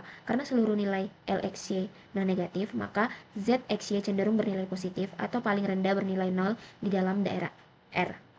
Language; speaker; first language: Indonesian; native; Indonesian